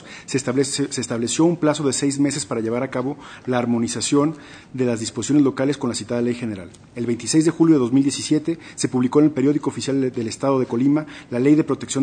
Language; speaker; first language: Spanish; native; Spanish